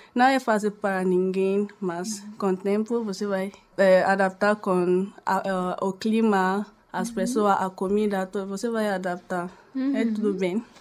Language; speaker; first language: Portuguese; non-native, learner; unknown